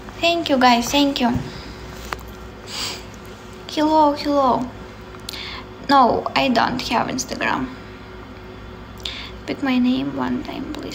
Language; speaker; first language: English; non-native, learner; Ukrainian